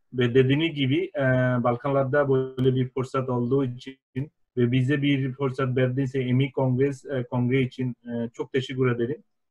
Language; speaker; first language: Turkish; non-native, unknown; Bangla